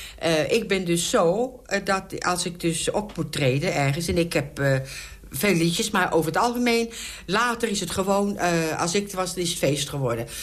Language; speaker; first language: Dutch; native; Dutch